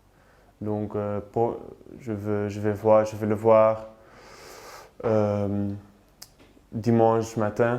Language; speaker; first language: French; non-native, learner; Dutch